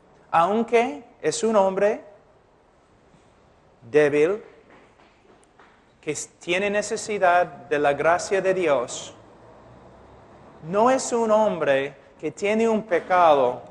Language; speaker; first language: Spanish; non-native, fluent; English